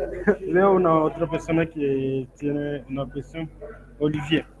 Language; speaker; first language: Spanish; non-native, learner; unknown